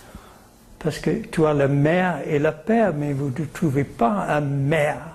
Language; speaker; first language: French; non-native, fluent; English